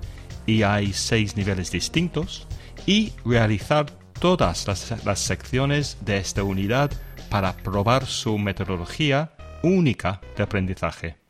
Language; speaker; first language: Spanish; non-native, fluent; English